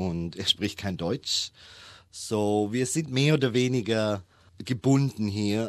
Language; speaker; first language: German; native; German